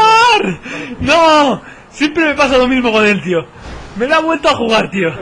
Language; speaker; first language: Spanish; native; Spanish